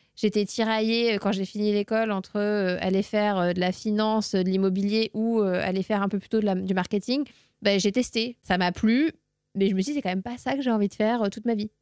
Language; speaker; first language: French; native; French